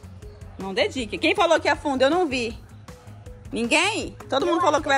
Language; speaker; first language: Portuguese; native; Portuguese